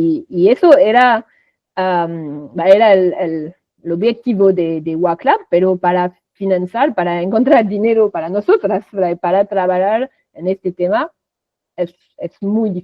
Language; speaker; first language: Spanish; non-native, fluent; French